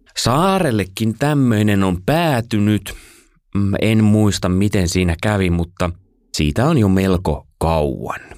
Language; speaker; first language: Finnish; native; Finnish